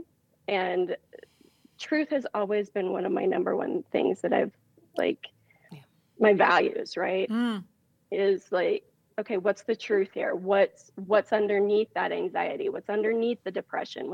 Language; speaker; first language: English; native; English